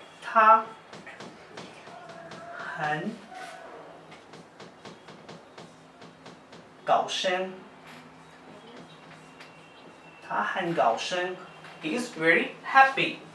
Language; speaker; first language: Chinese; non-native, learner; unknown